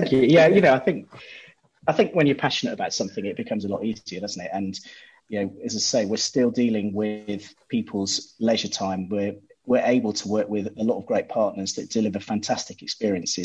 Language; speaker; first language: English; native; English